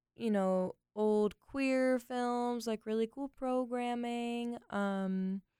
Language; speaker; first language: English; native; English